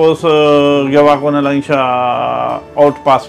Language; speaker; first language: Filipino; non-native, learner; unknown